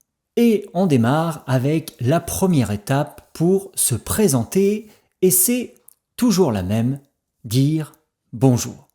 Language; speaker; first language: French; native; French